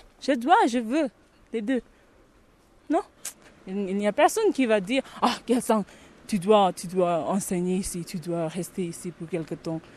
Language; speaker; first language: French; non-native, learner; Tibetan